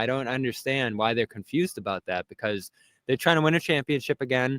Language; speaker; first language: English; native; English